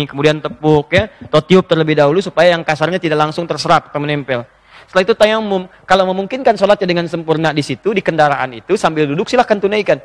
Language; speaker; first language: Indonesian; native; Indonesian